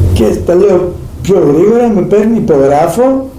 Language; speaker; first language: Greek; early bilingual, heritage; Greek